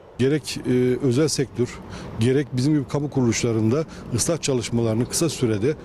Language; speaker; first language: Turkish; native; Turkish